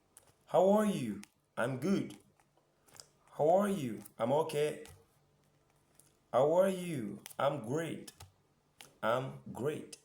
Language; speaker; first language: English; non-native, fluent; French